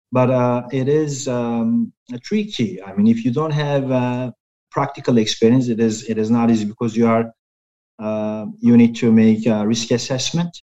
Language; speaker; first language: English; non-native, fluent; Turkish